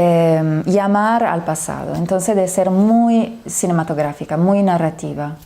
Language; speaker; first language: Spanish; non-native, fluent; Italian